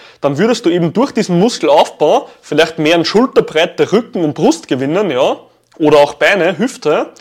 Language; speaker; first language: German; native; German